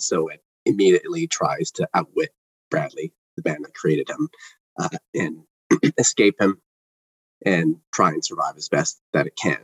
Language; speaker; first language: English; native; English